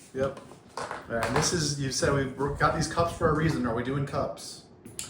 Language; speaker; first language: English; native; English